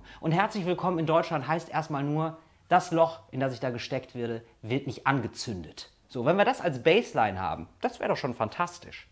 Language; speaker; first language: German; native; German